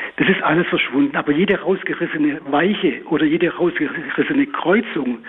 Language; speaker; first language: German; native; German